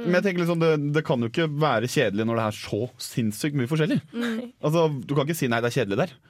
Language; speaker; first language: Norwegian; native; Norwegian